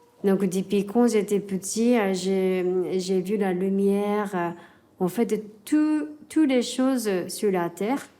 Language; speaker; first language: French; non-native, learner; Japanese